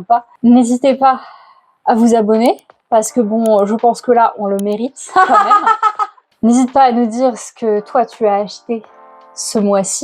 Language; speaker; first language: French; native; French